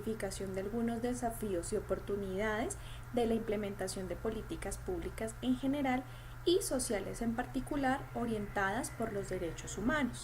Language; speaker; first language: Spanish; native; Spanish